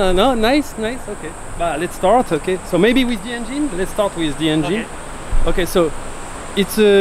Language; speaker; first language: English; non-native, learner; French